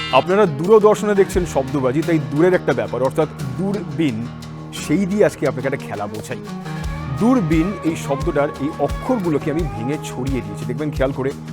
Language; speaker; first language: Bangla; native; Bangla